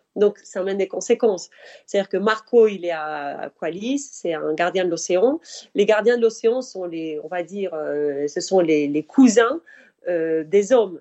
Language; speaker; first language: French; non-native, fluent; Spanish